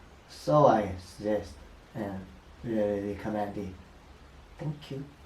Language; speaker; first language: English; non-native, learner; Korean